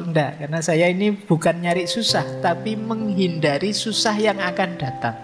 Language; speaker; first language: Indonesian; native; Indonesian